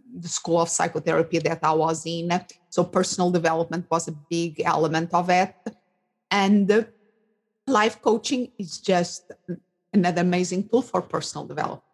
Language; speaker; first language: English; non-native, fluent; Portuguese